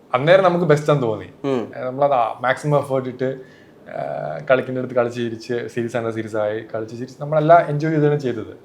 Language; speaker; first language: Malayalam; native; Malayalam